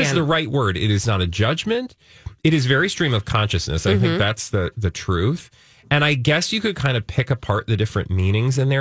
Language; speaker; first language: English; native; English